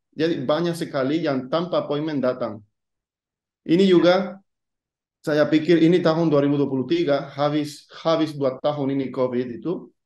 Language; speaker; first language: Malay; non-native, fluent; Spanish